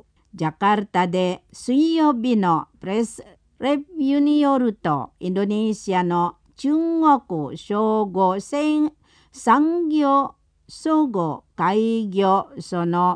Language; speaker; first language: Japanese; non-native, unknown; Indonesian